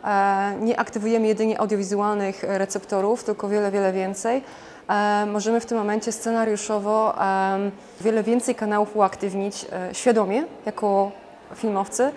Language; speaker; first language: Polish; native; Polish